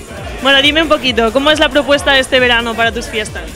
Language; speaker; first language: Spanish; native; Spanish